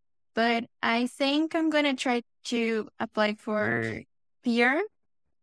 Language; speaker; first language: English; non-native, fluent; Portuguese